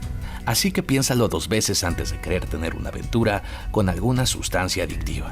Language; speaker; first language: Spanish; native; Spanish